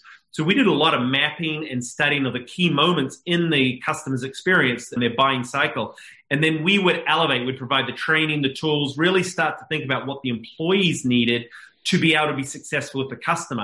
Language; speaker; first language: English; native; English